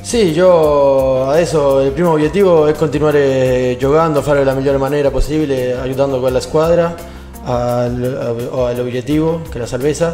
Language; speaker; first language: Italian; non-native, learner; Spanish